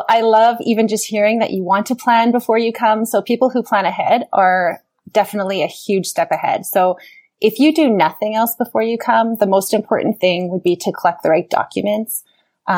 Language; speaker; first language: English; native; English